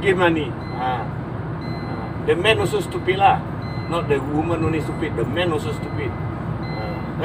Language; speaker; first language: English; non-native, local second language; Malay